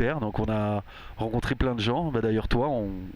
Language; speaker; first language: French; native; French